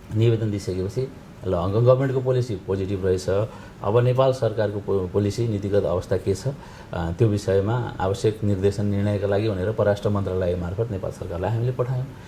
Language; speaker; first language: Nepali; native; Nepali